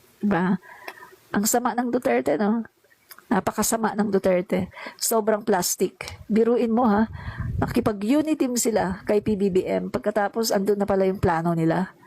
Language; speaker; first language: Filipino; non-native, local second language; Cebuano